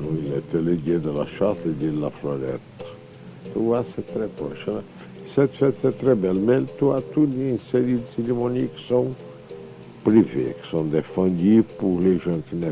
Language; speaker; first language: French; non-native, fluent; Portuguese